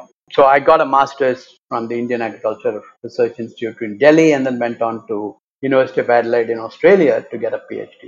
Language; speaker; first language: English; non-native, local second language; Tamil